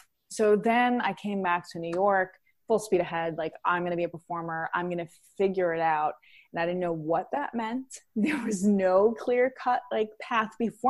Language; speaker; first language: English; native; English